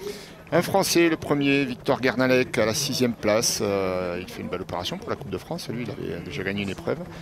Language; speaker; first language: French; native; French